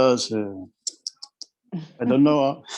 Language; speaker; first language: English; non-native, learner; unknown